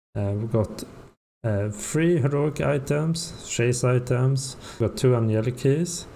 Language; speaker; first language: English; non-native, fluent; Swedish